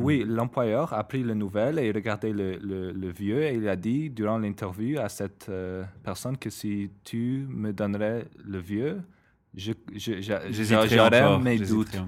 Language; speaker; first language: French; non-native, fluent; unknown